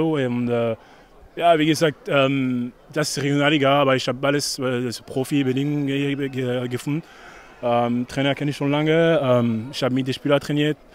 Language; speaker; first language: German; non-native, fluent; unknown